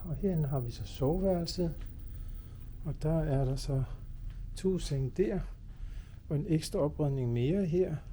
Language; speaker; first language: Danish; early bilingual, other home language; Urdu